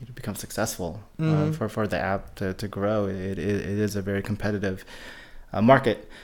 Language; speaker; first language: English; early bilingual, other home language; Filipino